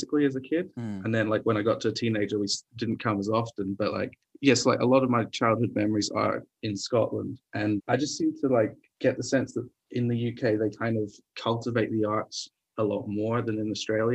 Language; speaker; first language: English; native; English